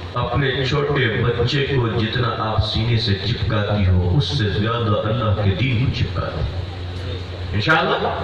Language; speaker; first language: Urdu; native; Urdu